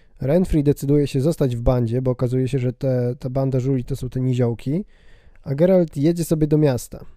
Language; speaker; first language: Polish; native; Polish